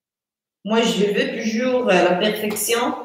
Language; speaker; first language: French; non-native, fluent; Italian